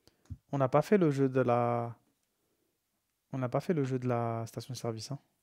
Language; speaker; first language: French; native; French